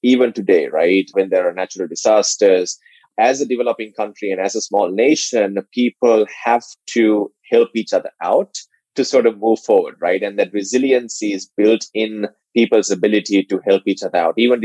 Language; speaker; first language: English; non-native, local second language; Sinhala